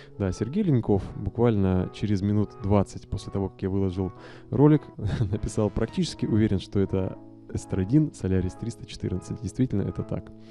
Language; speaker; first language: Russian; native; Russian